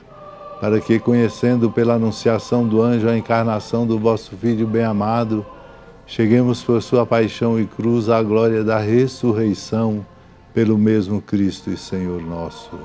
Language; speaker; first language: Portuguese; native; Portuguese